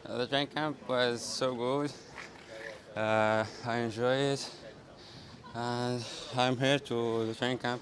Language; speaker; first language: English; non-native, learner; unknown